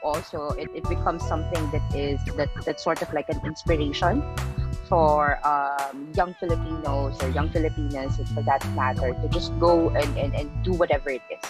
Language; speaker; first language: English; non-native, local second language; Filipino